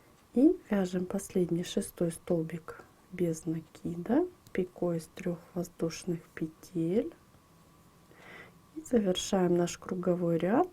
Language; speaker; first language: Russian; native; Russian